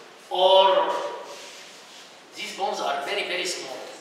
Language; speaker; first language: English; non-native, fluent; Arabic